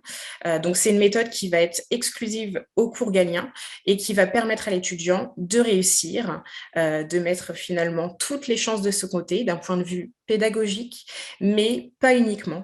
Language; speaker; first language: French; native; French